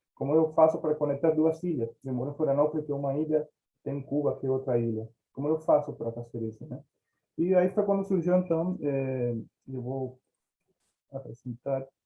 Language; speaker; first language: Portuguese; non-native, fluent; Spanish